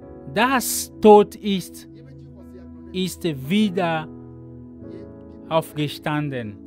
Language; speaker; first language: German; non-native, fluent; Ewe